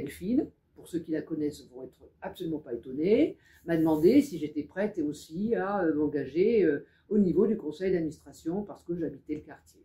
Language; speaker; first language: French; native; French